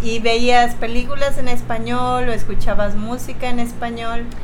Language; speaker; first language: Spanish; native; Spanish